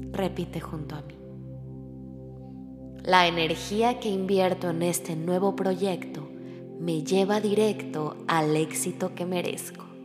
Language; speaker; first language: Spanish; native; Spanish